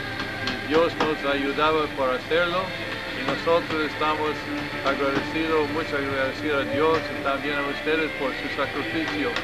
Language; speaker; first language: Spanish; non-native, learner; English